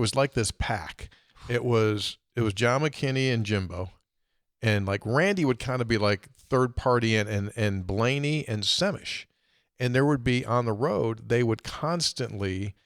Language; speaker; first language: English; native; English